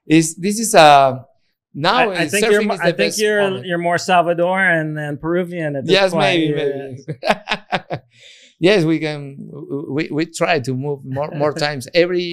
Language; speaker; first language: English; non-native, learner; Spanish